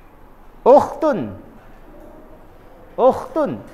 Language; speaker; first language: Arabic; non-native, fluent; Indonesian